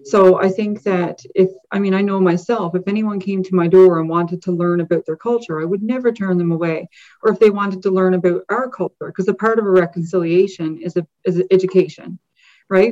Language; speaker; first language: English; native; English